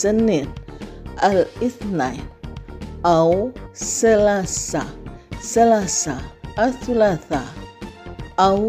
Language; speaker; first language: Arabic; non-native, fluent; Indonesian